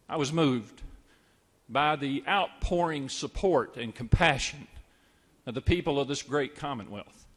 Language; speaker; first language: English; native; English